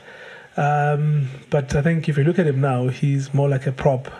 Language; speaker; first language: English; non-native, local second language; Xhosa